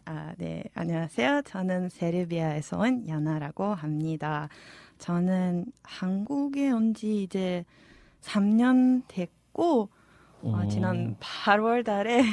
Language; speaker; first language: Korean; non-native, fluent; Serbian